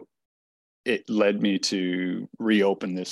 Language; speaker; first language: English; native; English